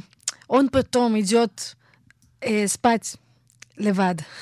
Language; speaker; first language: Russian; early bilingual, heritage; Hebrew